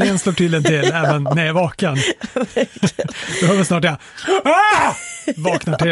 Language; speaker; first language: Swedish; native; Swedish